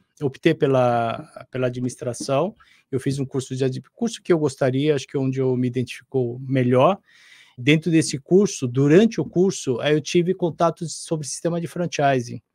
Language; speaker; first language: Portuguese; non-native, fluent; Korean